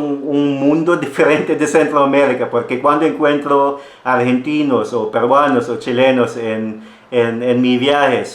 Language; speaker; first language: Spanish; non-native, fluent; Filipino